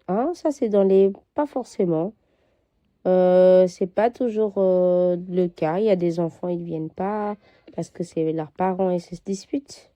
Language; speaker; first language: French; non-native, fluent; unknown